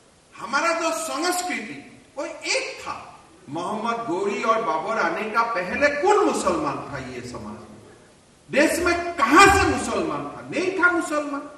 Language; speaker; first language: Hindi; non-native, local second language; Assamese